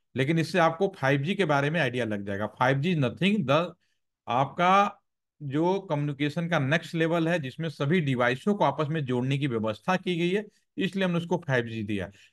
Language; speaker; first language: Hindi; native; Hindi